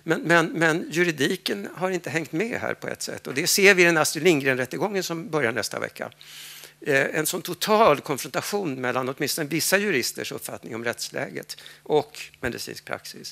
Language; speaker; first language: Swedish; native; Swedish